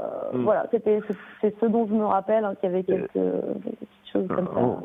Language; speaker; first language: French; native; French